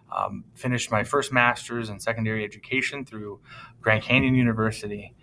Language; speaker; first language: English; native; English